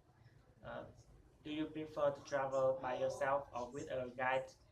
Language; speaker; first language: English; non-native, learner; Vietnamese